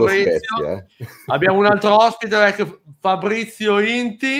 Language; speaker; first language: Italian; native; Italian